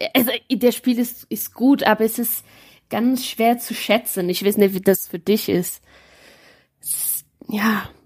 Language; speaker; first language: German; non-native, learner; Portuguese